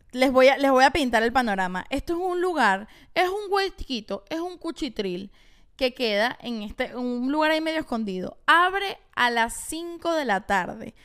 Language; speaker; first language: Spanish; native; Spanish